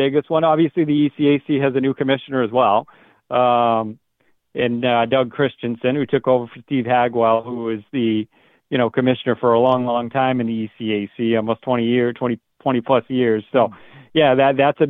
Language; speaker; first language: English; native; English